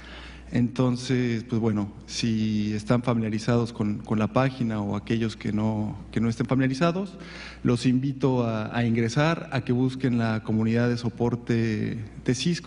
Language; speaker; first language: Spanish; native; Spanish